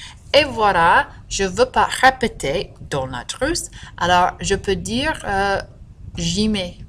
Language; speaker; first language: French; non-native, fluent; English